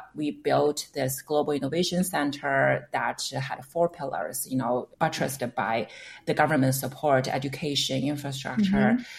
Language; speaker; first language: English; non-native, fluent; Chinese